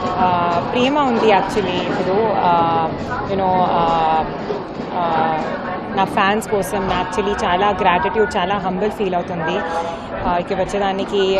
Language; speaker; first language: Telugu; non-native, fluent; Hindi